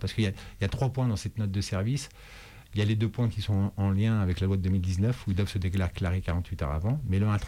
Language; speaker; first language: French; native; French